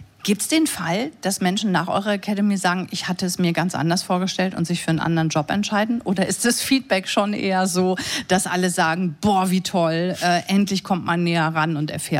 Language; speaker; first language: German; native; German